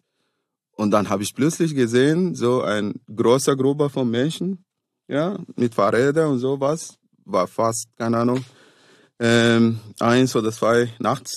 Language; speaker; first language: German; non-native, fluent; Arabic